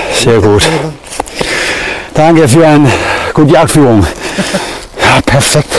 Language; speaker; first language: German; non-native, learner; Danish